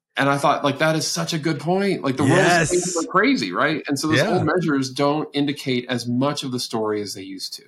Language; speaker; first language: English; native; English